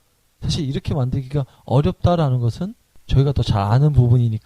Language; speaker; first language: Korean; native; Korean